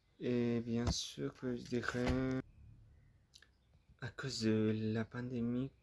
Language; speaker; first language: French; non-native, learner; Spanish